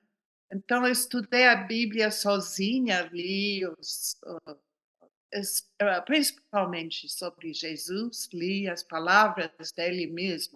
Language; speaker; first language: Portuguese; non-native, fluent; English